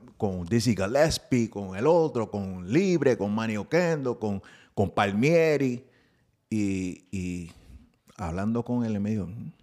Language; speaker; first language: Spanish; early bilingual, heritage; Spanish